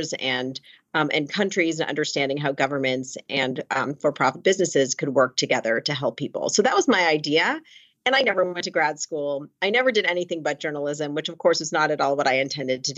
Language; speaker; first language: English; native; English